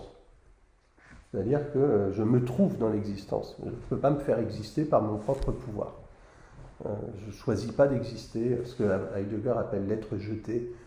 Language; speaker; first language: French; native; French